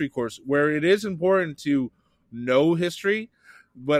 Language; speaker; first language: English; native; English